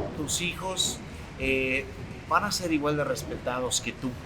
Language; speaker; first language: Spanish; native; Spanish